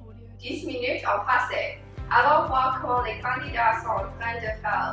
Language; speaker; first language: French; non-native, learner; English